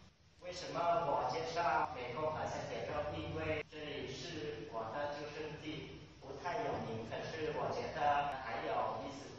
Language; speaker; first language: Chinese; non-native, learner; Vietnamese